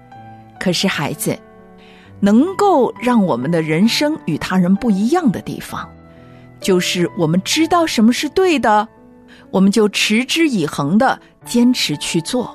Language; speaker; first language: Chinese; native; Chinese